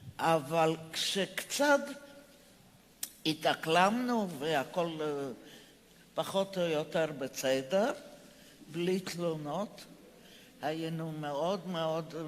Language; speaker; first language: Hebrew; non-native, fluent; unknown